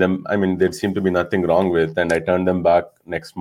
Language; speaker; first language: English; non-native, local second language; Telugu